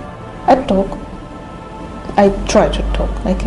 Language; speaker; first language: English; non-native, learner; Russian